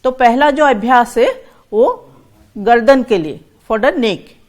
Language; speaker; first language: Hindi; non-native, local second language; Assamese